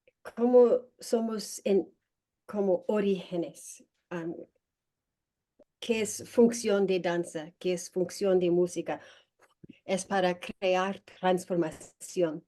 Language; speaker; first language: Spanish; non-native, learner; English